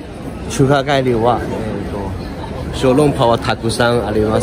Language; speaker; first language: Japanese; non-native, learner; Chinese